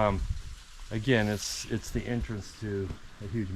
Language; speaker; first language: English; native; English